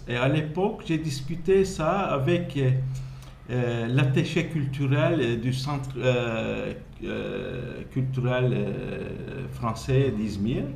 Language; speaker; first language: French; non-native, fluent; Turkish